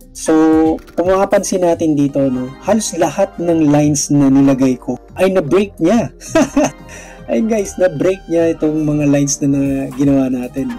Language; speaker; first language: Filipino; non-native, local second language; Cebuano